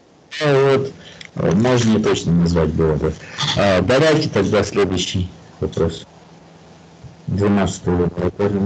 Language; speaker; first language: Russian; native; Russian